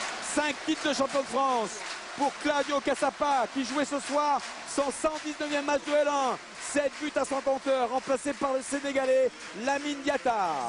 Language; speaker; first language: French; native; French